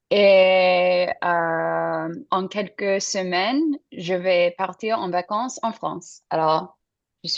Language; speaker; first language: French; non-native, learner; English